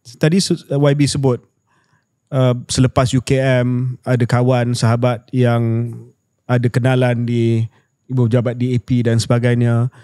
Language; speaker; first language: Malay; native; Malay